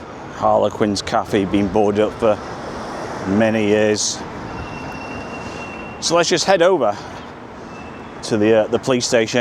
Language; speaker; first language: English; native; English